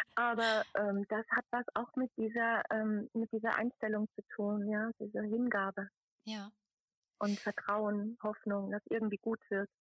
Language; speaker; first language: German; native; German